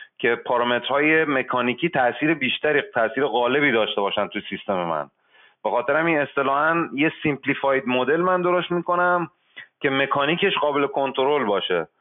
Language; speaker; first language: Persian; native; Persian